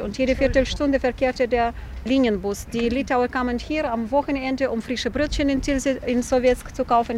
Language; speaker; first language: German; non-native, fluent; Russian